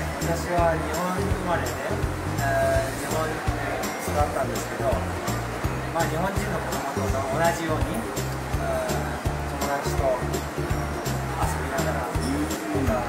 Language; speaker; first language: Japanese; early bilingual, other home language; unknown